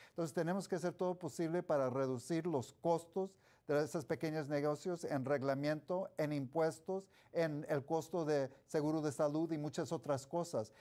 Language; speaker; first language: Spanish; early bilingual, heritage; Spanish